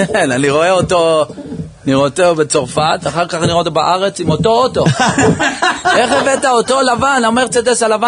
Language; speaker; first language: Hebrew; early bilingual, heritage; English